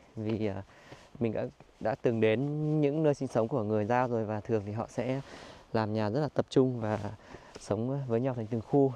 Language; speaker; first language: Vietnamese; native; Vietnamese